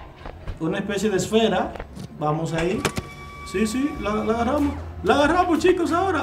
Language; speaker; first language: Spanish; native; Spanish